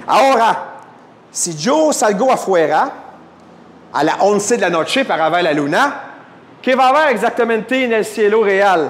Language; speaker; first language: Spanish; non-native, fluent; French